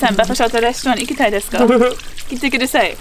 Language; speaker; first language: Japanese; non-native, learner; English